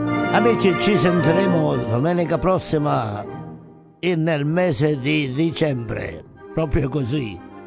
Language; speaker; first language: Italian; native; Italian